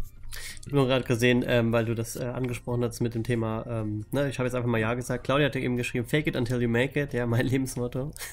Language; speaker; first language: German; native; German